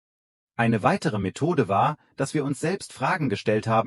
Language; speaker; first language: German; non-native, fluent; Vietnamese